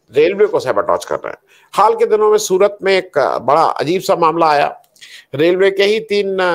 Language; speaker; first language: Hindi; native; Hindi